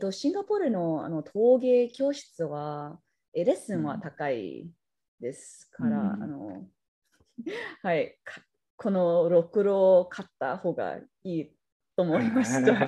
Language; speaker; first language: Japanese; non-native, learner; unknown